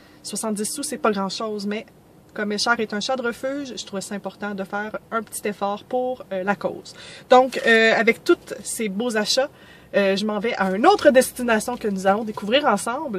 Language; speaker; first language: French; native; French